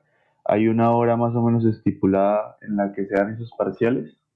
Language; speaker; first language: Spanish; native; Spanish